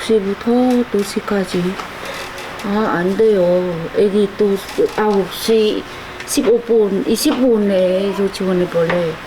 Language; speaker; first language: Korean; non-native, learner; Vietnamese